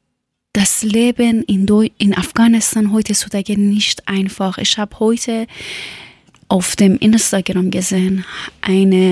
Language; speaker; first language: German; non-native, learner; Persian